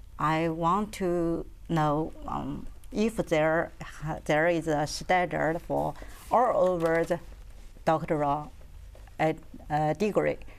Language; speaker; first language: English; non-native, learner; Chinese